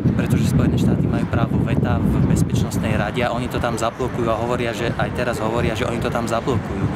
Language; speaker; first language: Slovak; non-native, fluent; Arabic